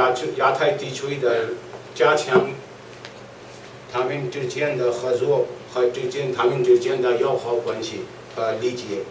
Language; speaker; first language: Chinese; non-native, learner; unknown